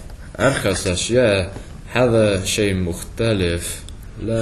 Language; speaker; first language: Arabic; non-native, learner; English